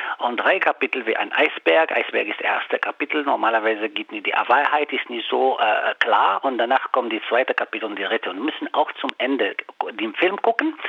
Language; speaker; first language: German; non-native, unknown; Arabic